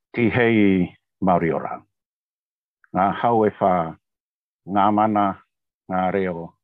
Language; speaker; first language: English; non-native, fluent; Tongan